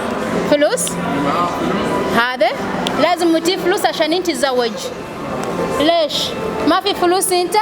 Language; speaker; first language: Arabic; non-native, learner; Ganda